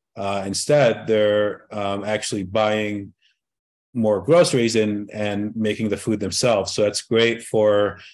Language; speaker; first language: English; early bilingual, other home language; Arabic